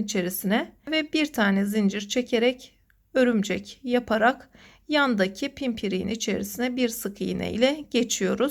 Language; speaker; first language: Turkish; native; Turkish